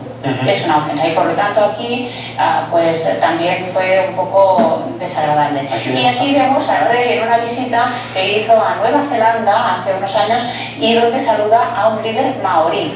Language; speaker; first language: Spanish; native; Spanish